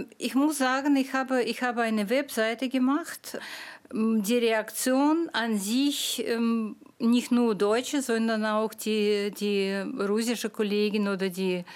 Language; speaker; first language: German; non-native, fluent; Russian